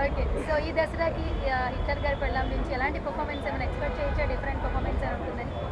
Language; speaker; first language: Telugu; native; Telugu